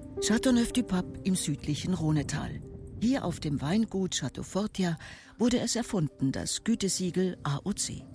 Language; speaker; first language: German; native; German